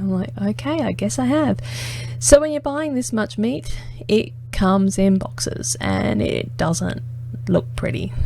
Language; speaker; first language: English; native; English